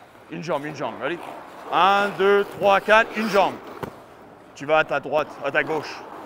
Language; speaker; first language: French; native; French